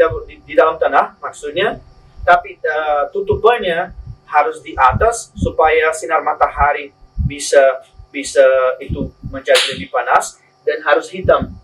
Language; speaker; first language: Indonesian; non-native, learner; Spanish